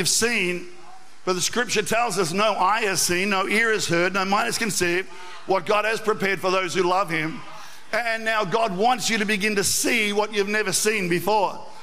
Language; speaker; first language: English; native; English